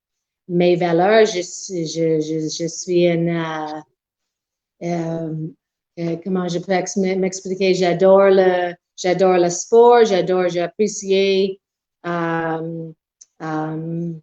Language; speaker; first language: French; non-native, local second language; English